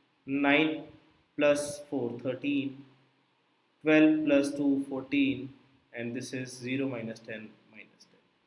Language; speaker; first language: English; non-native, local second language; Hindi